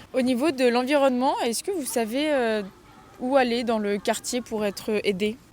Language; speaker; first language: French; native; French